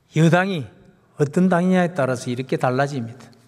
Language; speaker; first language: Korean; native; Korean